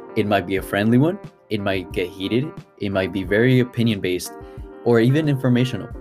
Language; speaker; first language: English; early bilingual, other home language; Spanish